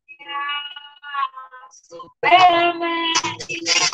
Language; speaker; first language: Spanish; native; Spanish